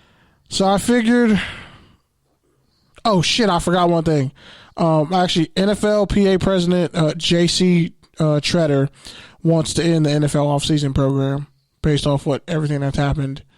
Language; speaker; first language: English; native; English